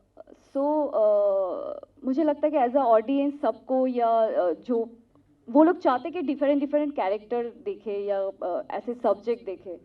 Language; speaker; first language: Hindi; non-native, local second language; Telugu